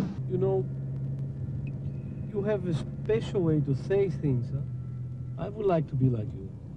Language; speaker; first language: English; non-native, learner; Portuguese